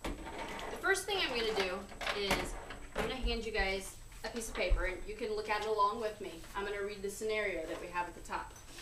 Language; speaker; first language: English; native; English